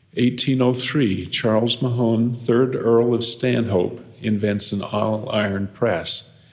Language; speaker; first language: English; native; English